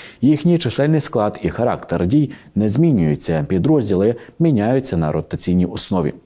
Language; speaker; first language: Ukrainian; native; Ukrainian